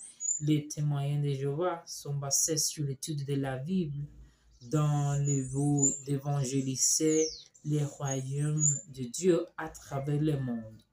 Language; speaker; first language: French; non-native, learner; Spanish